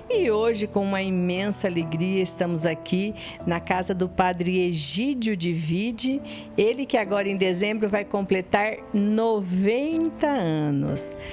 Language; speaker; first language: Portuguese; native; Portuguese